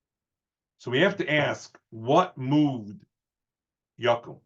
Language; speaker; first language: English; native; English